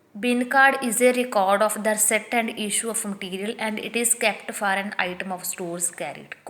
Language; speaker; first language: English; non-native, local second language; Punjabi